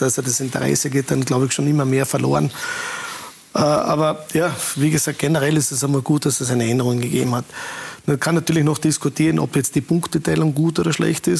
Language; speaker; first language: German; native; German